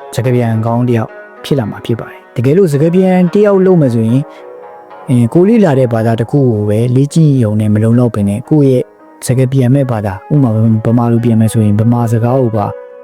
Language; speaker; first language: Burmese; native; Burmese